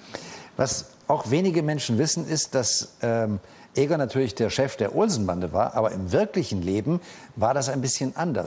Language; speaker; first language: German; native; German